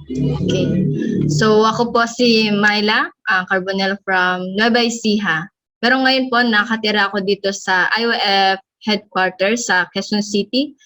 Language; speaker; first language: Filipino; native; Filipino